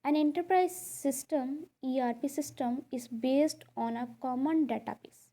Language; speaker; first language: English; non-native, local second language; Punjabi